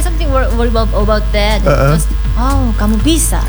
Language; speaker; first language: English; non-native, learner; Korean